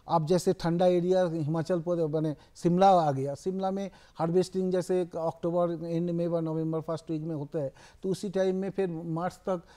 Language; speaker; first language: Hindi; non-native, local second language; Bangla